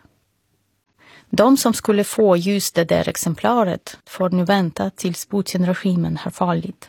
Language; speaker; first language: Swedish; non-native, fluent; Russian